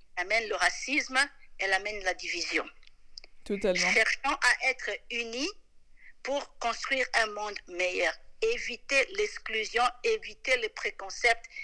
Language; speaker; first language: French; non-native, local second language; Lingala